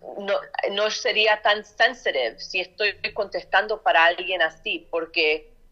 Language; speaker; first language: Spanish; early bilingual, heritage; Spanish